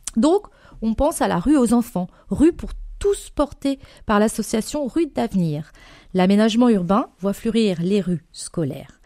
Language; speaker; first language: French; native; French